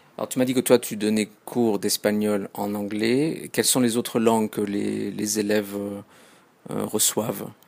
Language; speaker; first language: French; native; French